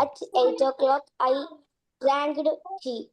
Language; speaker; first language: English; non-native, learner; Malayalam